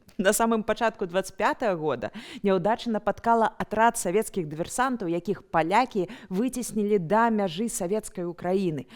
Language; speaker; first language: Belarusian; native; Belarusian